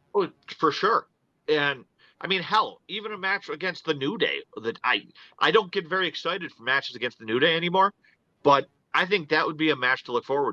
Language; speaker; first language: English; native; English